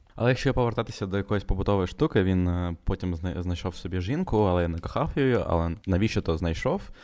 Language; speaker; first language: Ukrainian; non-native, local second language; Russian